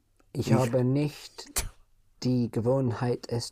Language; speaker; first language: German; non-native, learner; English